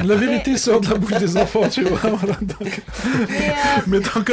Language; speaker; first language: French; non-native, local second language; Arabic